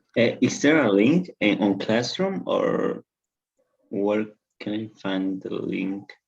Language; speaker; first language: English; non-native, learner; Spanish